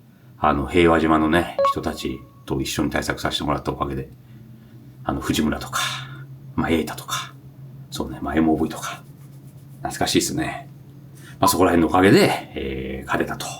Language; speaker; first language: Japanese; native; Japanese